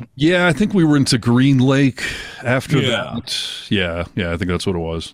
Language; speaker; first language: English; native; English